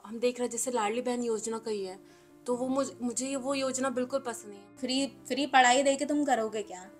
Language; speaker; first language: Hindi; native; Hindi